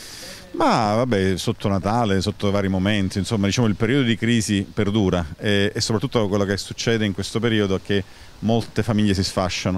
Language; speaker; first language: Italian; native; Italian